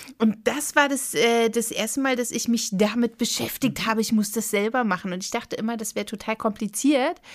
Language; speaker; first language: German; native; German